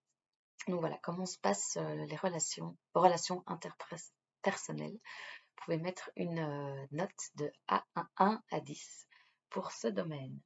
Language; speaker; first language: French; native; French